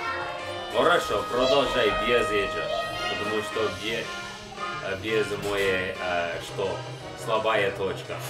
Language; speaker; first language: Russian; non-native, learner; English